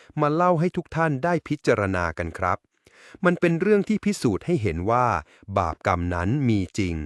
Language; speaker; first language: Thai; native; Thai